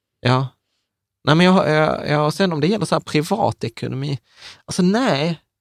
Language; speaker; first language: Swedish; early bilingual, other home language; Czech